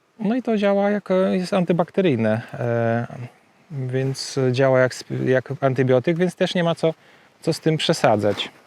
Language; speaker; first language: Polish; native; Polish